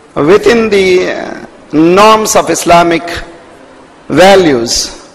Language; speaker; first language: English; non-native, local second language; Urdu